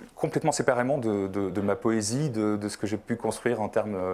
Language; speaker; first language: French; non-native, fluent; Polish